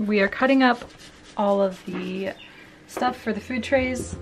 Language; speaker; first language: English; native; English